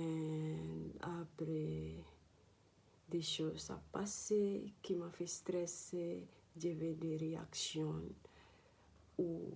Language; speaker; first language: French; non-native, learner; Dutch